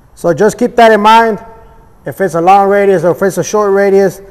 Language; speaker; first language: English; early bilingual, other home language; Spanish